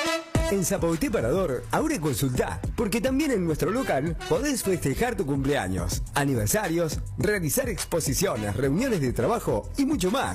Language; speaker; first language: Spanish; native; Spanish